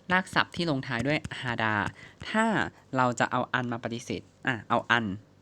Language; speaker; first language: Thai; native; Thai